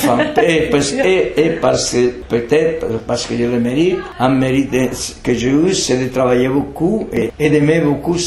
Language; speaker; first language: French; non-native, fluent; Spanish